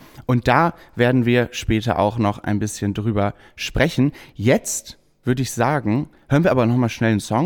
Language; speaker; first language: German; native; German